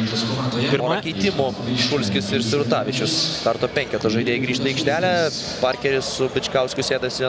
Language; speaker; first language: Lithuanian; native; Lithuanian